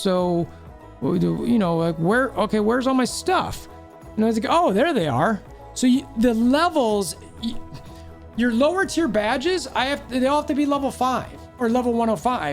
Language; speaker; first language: English; native; English